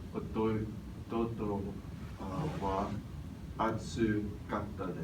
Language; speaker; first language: Japanese; non-native, learner; English